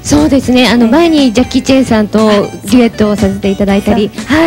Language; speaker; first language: Japanese; native; Japanese